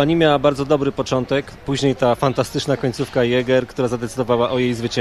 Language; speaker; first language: Polish; native; Polish